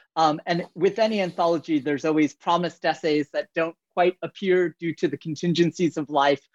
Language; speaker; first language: English; native; English